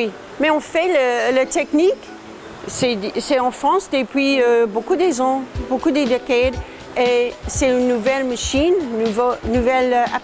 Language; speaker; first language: French; non-native, learner; English